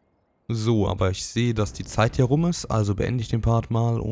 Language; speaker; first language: German; native; German